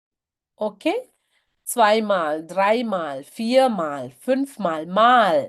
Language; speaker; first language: German; non-native, fluent; Sinhala